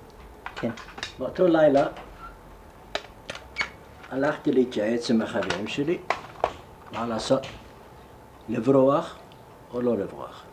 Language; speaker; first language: Hebrew; non-native, fluent; German